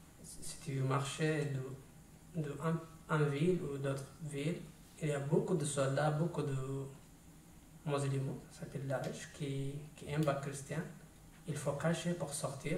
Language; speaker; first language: French; non-native, learner; Tigrinya